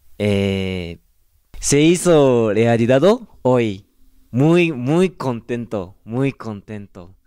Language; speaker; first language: Spanish; non-native, learner; Japanese